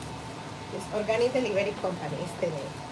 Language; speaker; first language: English; non-native, learner; Spanish